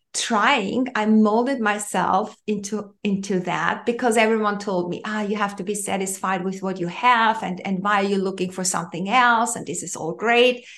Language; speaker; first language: English; non-native, fluent; German